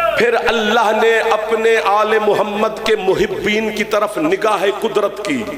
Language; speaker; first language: Urdu; non-native, local second language; Punjabi